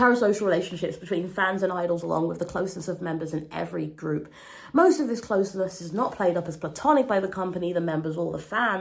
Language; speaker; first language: English; native; English